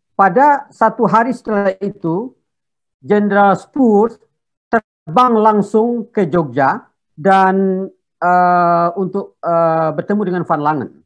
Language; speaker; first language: Indonesian; non-native, local second language; Minangkabau